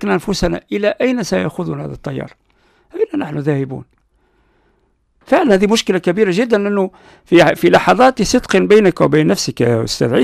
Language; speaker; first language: Arabic; non-native, local second language; Berber languages